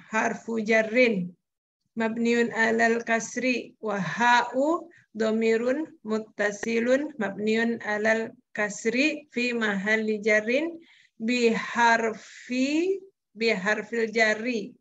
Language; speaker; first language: Arabic; non-native, learner; Indonesian